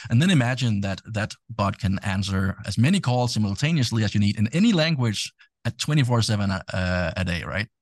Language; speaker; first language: English; non-native, fluent; Danish